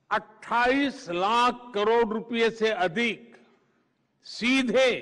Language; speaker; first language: Hindi; non-native, local second language; Gujarati